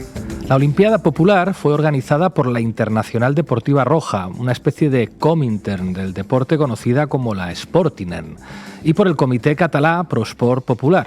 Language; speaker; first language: Spanish; native; Spanish